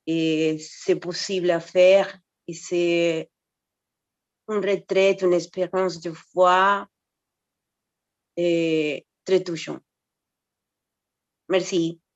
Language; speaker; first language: French; non-native, fluent; Spanish